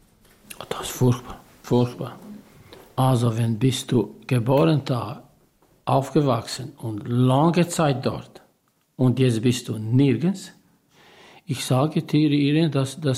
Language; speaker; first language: German; non-native, learner; Albanian